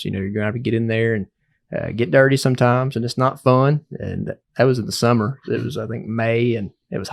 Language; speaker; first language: English; native; English